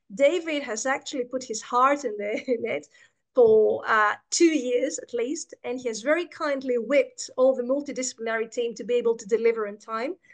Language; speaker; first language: English; non-native, fluent; Greek